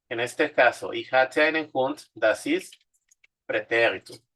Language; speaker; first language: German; non-native, fluent; Spanish